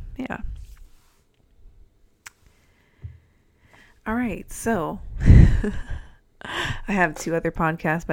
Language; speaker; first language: English; native; English